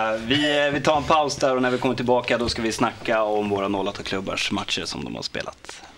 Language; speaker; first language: Swedish; native; Swedish